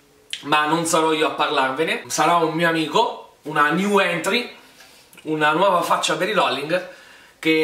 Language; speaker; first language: Italian; native; Italian